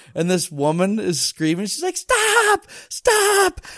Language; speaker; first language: English; native; English